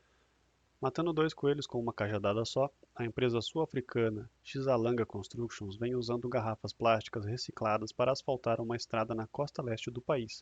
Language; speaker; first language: Portuguese; native; Portuguese